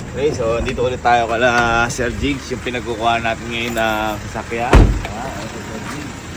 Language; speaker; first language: Filipino; native; Filipino